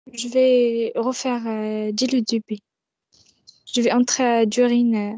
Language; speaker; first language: French; non-native, local second language; Arabic